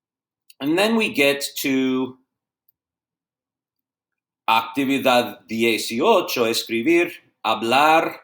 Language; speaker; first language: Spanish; non-native, fluent; English